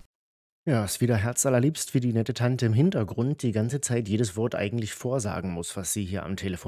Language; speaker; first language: German; native; German